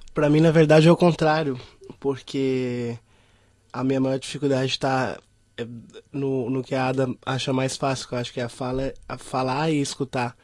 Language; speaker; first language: Portuguese; native; Portuguese